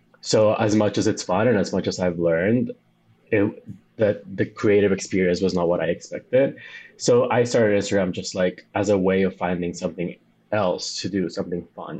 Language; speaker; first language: English; non-native, fluent; Spanish